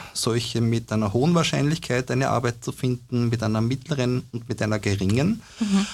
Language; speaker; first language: German; native; German